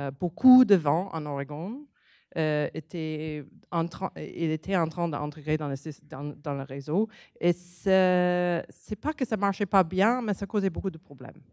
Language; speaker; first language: French; non-native, learner; English